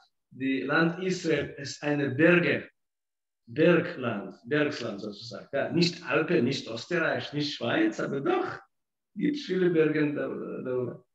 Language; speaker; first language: German; non-native, fluent; Russian